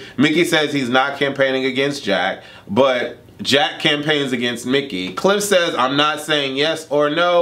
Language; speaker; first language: English; native; English